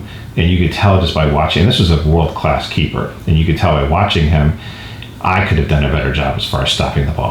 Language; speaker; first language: English; native; English